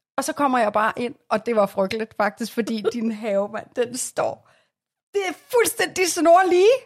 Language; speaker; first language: Danish; native; Danish